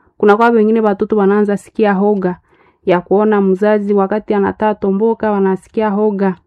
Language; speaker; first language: Swahili; non-native, local second language; Nande